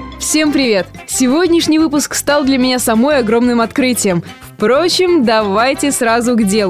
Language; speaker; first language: Russian; native; Russian